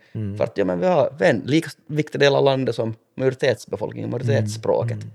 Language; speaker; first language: Swedish; native; Swedish